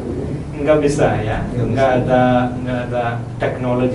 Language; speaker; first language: Indonesian; non-native, learner; Malayalam